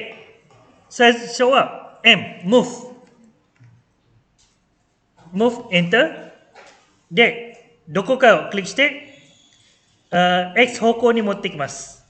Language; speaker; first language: Japanese; non-native, fluent; Malay